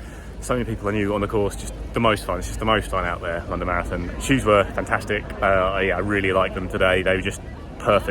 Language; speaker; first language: English; native; English